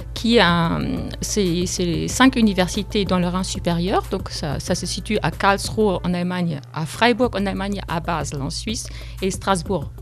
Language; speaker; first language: French; non-native, fluent; German